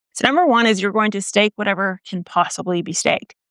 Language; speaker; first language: English; native; English